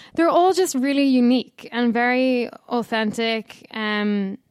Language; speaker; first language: English; native; English